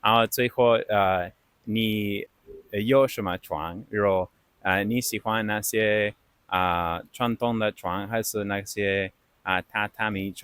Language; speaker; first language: Chinese; non-native, learner; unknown